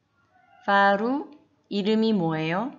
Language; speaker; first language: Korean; non-native, fluent; Malagasy